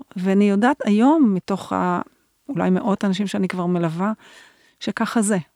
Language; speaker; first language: Hebrew; native; Hebrew